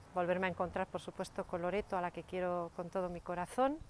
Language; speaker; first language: Spanish; native; Spanish